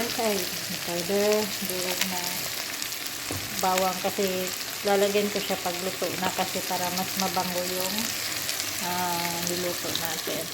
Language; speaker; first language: Filipino; native; Filipino